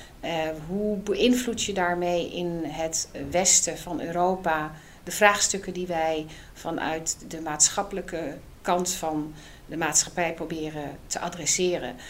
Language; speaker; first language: Dutch; native; Dutch